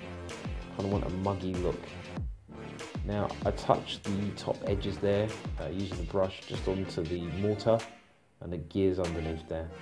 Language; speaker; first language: English; native; English